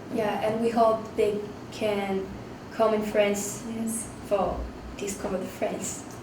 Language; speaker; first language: English; non-native, learner; French